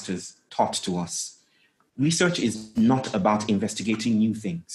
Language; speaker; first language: English; non-native, local second language; Yoruba